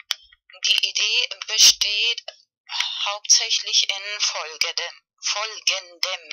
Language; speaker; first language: German; non-native, fluent; Spanish